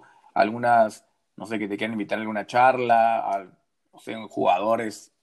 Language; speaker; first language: Spanish; native; Spanish